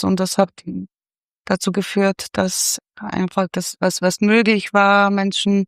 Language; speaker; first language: German; non-native, fluent; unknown